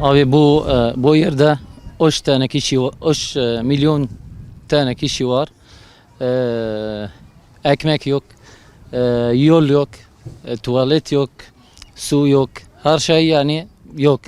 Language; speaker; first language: Turkish; non-native, learner; Arabic